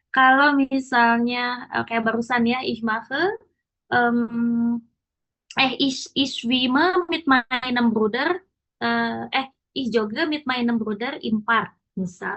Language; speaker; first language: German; non-native, learner; Indonesian